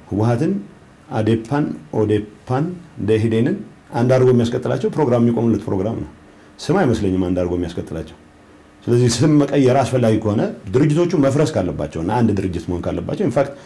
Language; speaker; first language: Amharic; non-native, local second language; Tigrinya